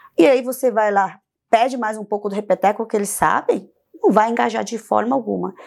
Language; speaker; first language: Portuguese; early bilingual, other home language; Korean